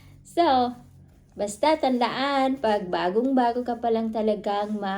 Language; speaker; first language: Filipino; non-native, local second language; Cebuano